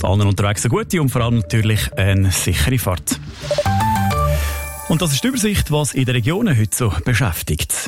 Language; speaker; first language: German; native; German